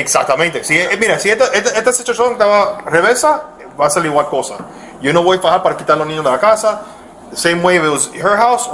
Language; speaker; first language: Spanish; early bilingual, heritage; Spanish